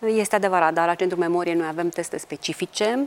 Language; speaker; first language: Romanian; native; Romanian